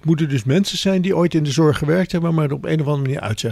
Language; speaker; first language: Dutch; native; Dutch